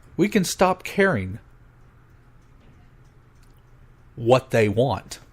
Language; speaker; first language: English; native; English